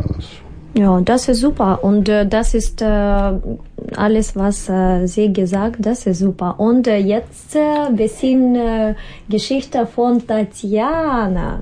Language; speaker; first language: German; non-native, learner; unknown